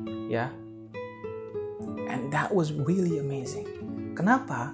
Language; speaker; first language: English; non-native, fluent; Indonesian